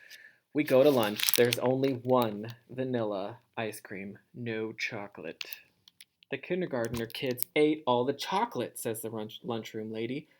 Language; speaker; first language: English; native; English